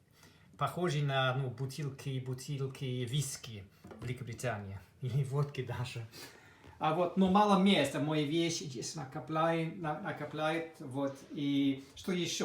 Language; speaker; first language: Russian; non-native, fluent; English